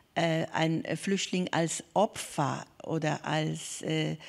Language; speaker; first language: German; non-native, fluent; Persian